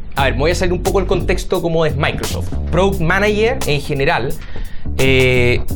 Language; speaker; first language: Spanish; native; Spanish